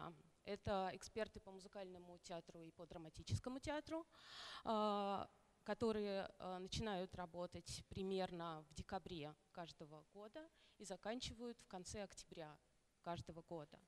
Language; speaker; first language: Russian; native; Russian